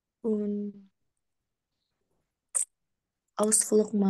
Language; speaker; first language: German; non-native, learner; Indonesian